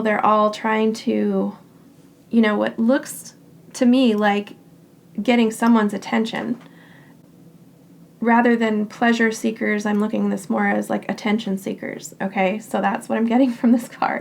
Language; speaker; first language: English; native; English